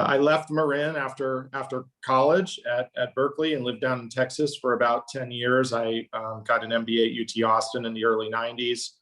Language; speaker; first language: English; native; English